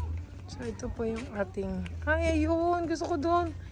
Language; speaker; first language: Filipino; native; Filipino